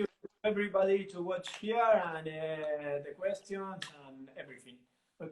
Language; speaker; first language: English; non-native, learner; Italian